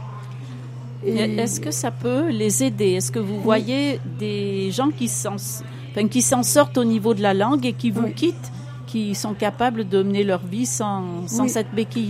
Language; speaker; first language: French; native; French